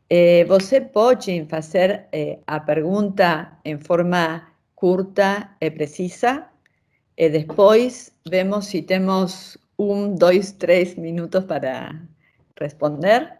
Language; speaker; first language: Portuguese; non-native, fluent; Spanish